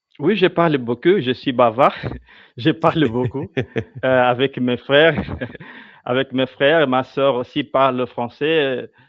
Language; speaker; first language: French; non-native, fluent; Portuguese